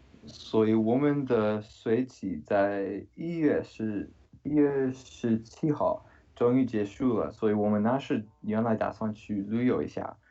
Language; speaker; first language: Chinese; non-native, fluent; English